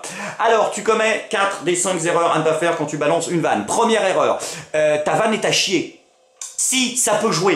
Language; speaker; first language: French; native; French